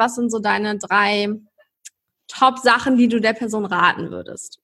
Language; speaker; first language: German; native; German